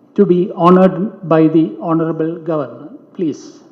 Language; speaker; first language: English; non-native, local second language; Malayalam